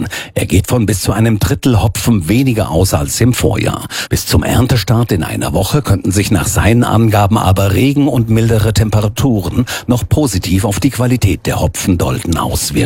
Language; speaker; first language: German; native; German